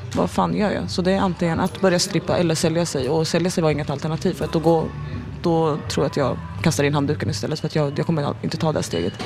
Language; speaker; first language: Swedish; early bilingual, other home language; Arabic